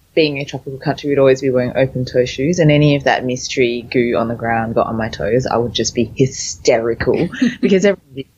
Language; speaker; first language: English; early bilingual, other home language; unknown